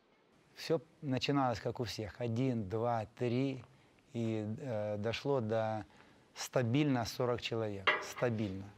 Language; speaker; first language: Russian; native; Russian